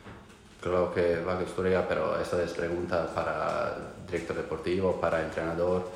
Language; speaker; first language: Spanish; non-native, learner; Croatian